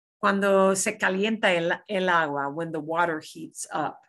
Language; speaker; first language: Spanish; non-native, fluent; English